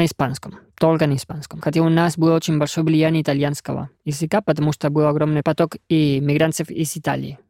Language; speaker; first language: Russian; non-native, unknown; Spanish